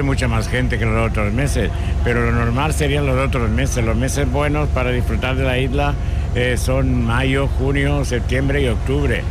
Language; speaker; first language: Spanish; native; Spanish